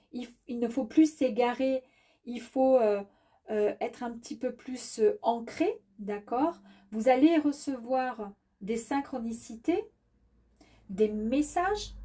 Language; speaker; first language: French; native; French